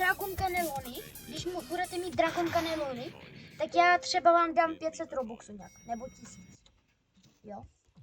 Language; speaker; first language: Czech; early bilingual, other home language; Russian